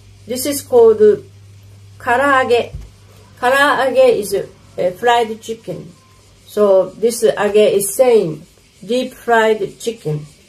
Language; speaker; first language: English; non-native, fluent; Japanese